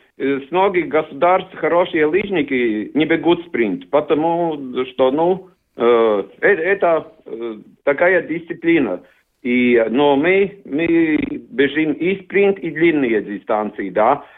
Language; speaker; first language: Russian; non-native, learner; Latvian